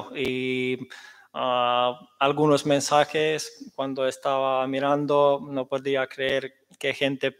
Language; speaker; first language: Spanish; non-native, fluent; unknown